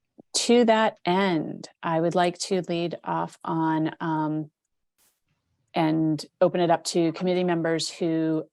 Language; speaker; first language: English; native; English